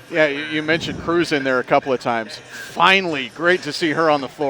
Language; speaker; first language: English; native; English